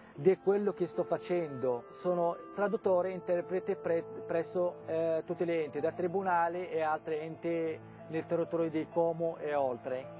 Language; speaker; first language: Italian; non-native, fluent; Arabic